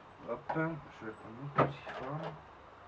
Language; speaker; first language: French; native; French